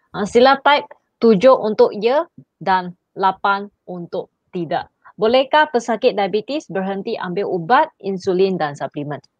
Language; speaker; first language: Malay; non-native, local second language; Chinese